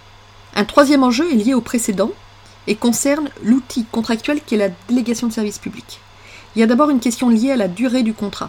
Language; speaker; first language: French; native; French